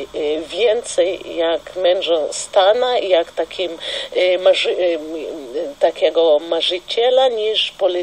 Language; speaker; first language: Polish; non-native, fluent; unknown